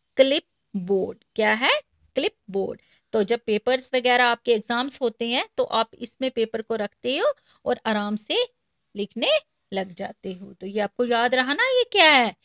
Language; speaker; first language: Hindi; native; Hindi